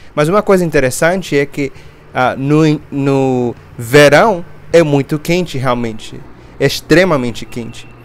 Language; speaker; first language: Portuguese; non-native, fluent; English